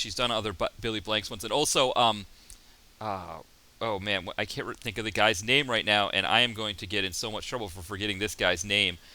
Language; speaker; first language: English; native; English